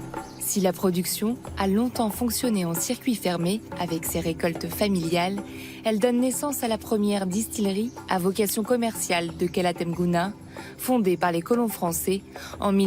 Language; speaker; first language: French; native; French